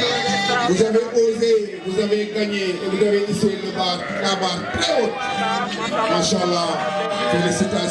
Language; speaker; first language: French; non-native, local second language; Wolof